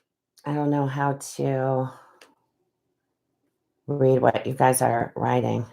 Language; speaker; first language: English; native; English